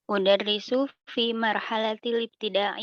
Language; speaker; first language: Arabic; non-native, learner; Indonesian